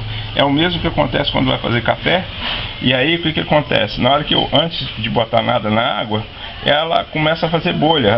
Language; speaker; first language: Portuguese; native; Portuguese